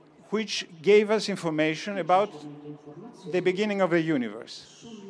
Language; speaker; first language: English; non-native, fluent; Greek